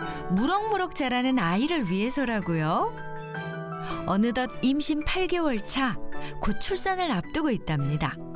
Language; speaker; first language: Korean; native; Korean